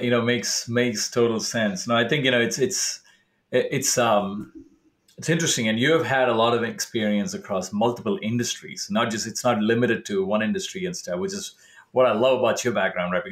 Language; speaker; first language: English; non-native, local second language; Tamil